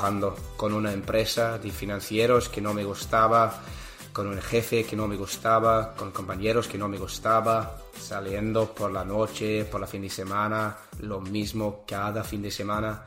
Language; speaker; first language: Spanish; non-native, learner; English